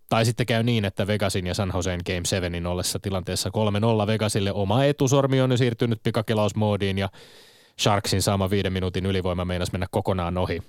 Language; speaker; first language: Finnish; native; Finnish